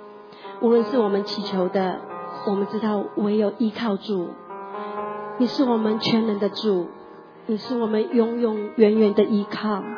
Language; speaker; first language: Chinese; native; Chinese